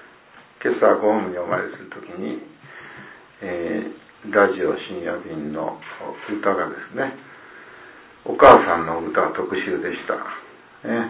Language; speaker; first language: Japanese; native; Japanese